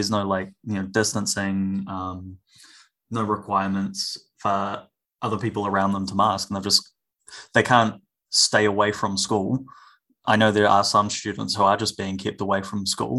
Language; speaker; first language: English; native; English